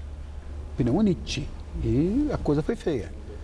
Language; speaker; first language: Portuguese; native; Portuguese